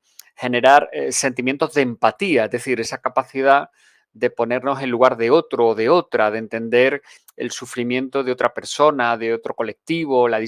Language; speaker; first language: Spanish; native; Spanish